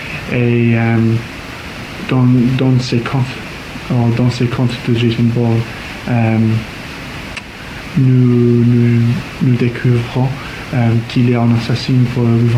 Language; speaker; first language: French; non-native, learner; English